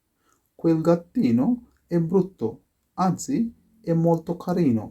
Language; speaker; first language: Italian; non-native, fluent; Sinhala